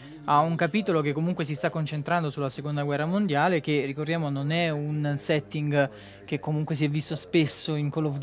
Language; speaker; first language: Italian; native; Italian